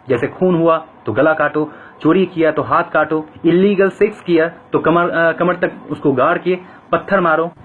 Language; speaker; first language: Hindi; non-native, fluent; Bangla